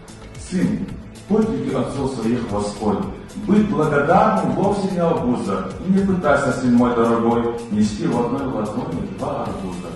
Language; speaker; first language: Russian; non-native, local second language; Lezghian